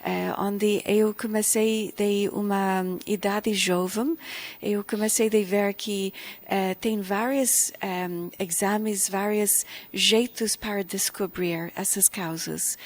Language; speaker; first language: Portuguese; non-native, fluent; English